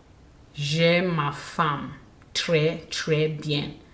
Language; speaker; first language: French; non-native, learner; English